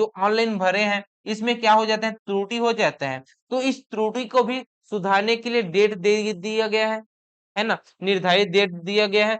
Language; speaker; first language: Hindi; native; Hindi